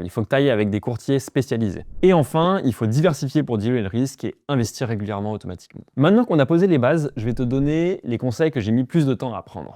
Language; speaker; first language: French; native; French